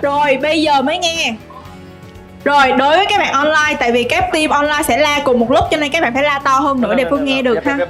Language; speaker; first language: Vietnamese; native; Vietnamese